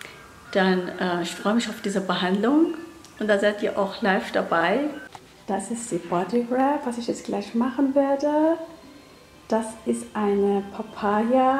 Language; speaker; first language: German; non-native, fluent; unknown